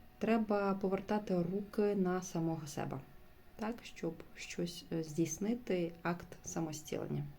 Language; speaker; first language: Ukrainian; non-native, local second language; Russian